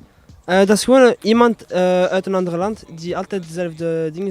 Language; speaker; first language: Dutch; non-native, local second language; French